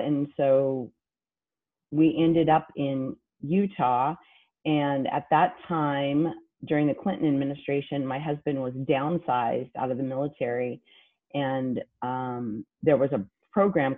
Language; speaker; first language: English; native; English